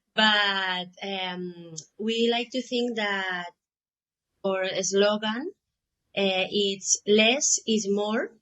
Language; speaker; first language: English; non-native, fluent; Catalan